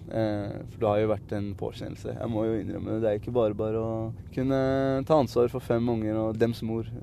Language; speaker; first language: Norwegian; early bilingual, other home language; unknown